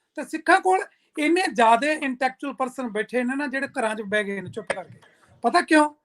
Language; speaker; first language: Punjabi; native; Punjabi